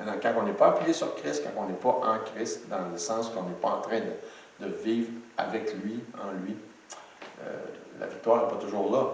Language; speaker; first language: French; native; French